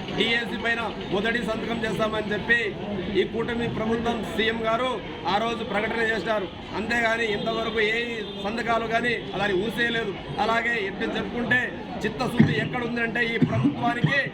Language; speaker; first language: Telugu; non-native, local second language; Lambadi